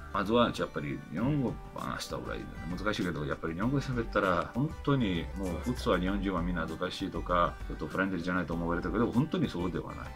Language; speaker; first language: Japanese; non-native, fluent; Italian